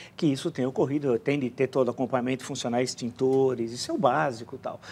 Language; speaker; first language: Portuguese; native; Portuguese